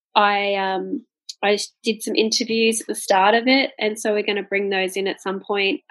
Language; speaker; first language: English; native; English